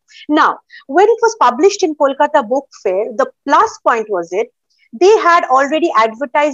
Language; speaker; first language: English; non-native, local second language; Bangla